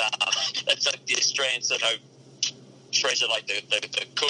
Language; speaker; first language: English; native; English